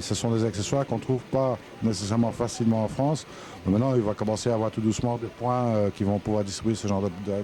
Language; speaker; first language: French; native; French